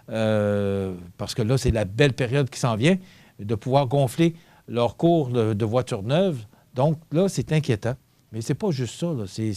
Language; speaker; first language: French; native; French